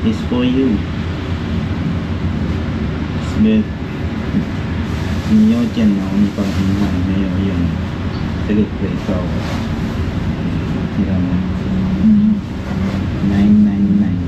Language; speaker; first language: Chinese; non-native, learner; Filipino